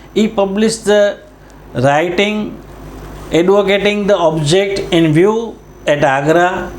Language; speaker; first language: English; non-native, local second language; Gujarati